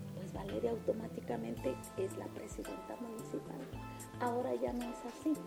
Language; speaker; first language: Spanish; non-native, local second language; Mixtepec Mixtec